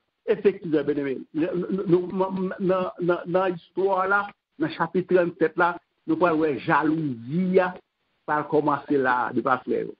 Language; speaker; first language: French; non-native, local second language; Haitian Creole